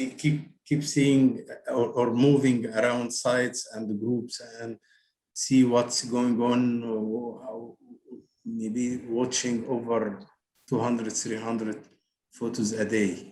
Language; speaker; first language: English; non-native, learner; Arabic